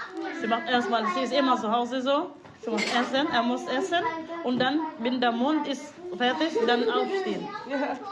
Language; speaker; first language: German; non-native, learner; Filipino